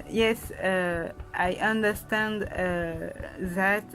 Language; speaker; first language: English; non-native, learner; French